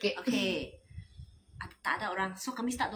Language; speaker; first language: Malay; non-native, local second language; Chinese